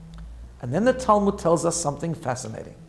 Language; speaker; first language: English; native; English